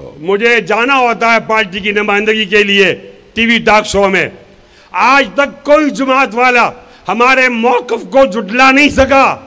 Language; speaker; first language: Urdu; non-native, local second language; Pashto